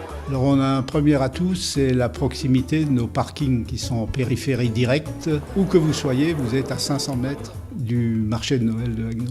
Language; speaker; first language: French; native; French